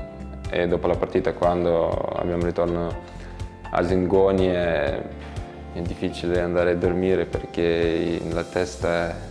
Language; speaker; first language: Italian; non-native, learner; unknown